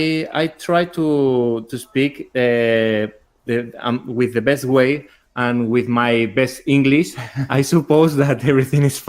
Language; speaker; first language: English; non-native, learner; Spanish